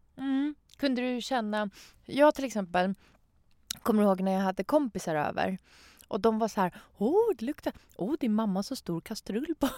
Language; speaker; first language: Swedish; early bilingual, other home language; Persian